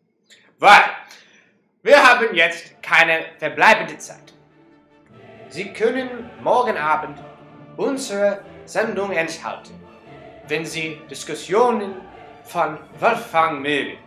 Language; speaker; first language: German; non-native, learner; English